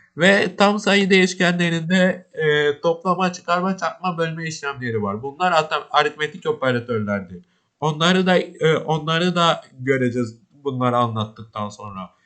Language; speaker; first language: Turkish; native; Turkish